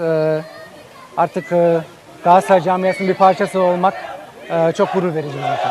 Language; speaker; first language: Turkish; early bilingual, heritage; Turkish